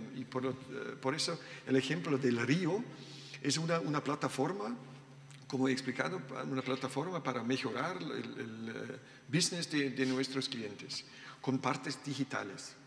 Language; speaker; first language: Spanish; non-native, learner; German